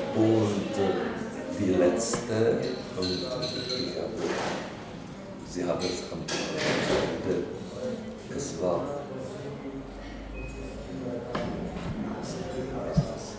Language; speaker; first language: German; non-native, learner; Czech